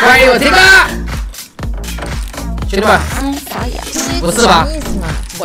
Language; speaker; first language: Chinese; native; Chinese